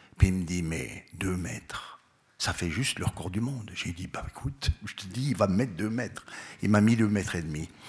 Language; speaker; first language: French; native; French